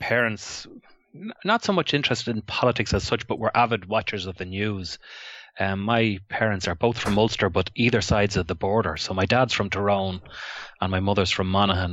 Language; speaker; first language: English; native; English